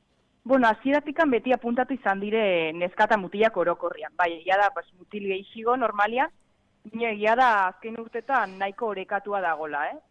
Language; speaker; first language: Basque; native; Basque